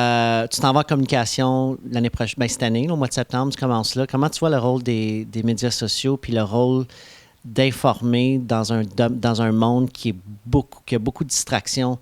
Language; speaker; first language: French; native; French